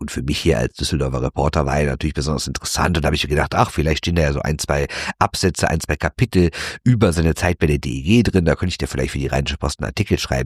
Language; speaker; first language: German; native; German